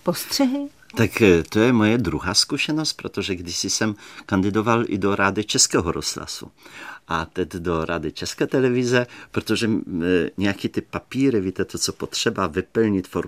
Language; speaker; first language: Czech; native; Czech